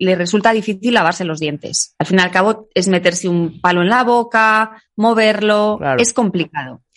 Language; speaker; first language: Spanish; native; Spanish